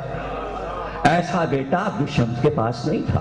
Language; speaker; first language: Urdu; native; Urdu